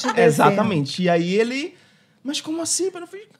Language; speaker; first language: Portuguese; native; Portuguese